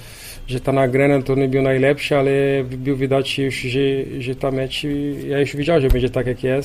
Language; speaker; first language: Polish; non-native, learner; Portuguese